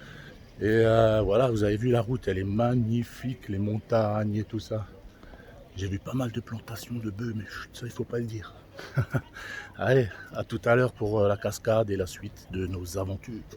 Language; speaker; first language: French; native; French